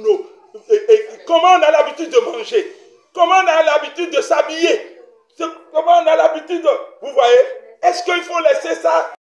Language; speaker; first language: French; non-native, local second language; Fon